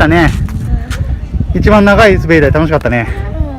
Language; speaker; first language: Japanese; native; Japanese